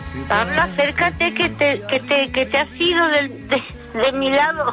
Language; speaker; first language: Spanish; native; Spanish